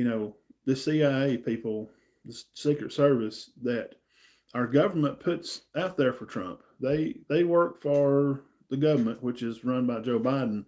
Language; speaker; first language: English; native; English